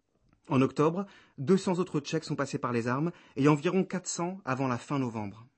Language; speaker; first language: French; native; French